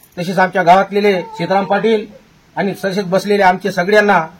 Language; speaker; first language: Marathi; non-native, local second language; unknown